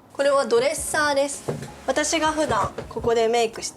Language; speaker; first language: Japanese; native; Japanese